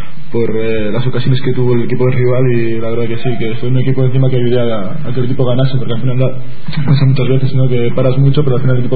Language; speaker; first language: Spanish; native; Spanish